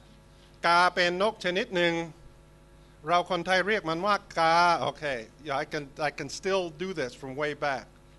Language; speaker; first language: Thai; non-native, fluent; English